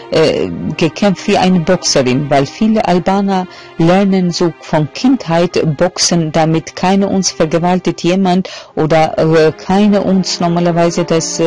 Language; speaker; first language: German; non-native, fluent; Albanian